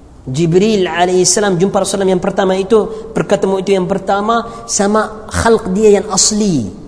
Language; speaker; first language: Indonesian; non-native, learner; Arabic